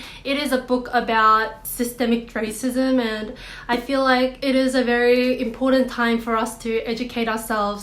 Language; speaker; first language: English; non-native, fluent; Korean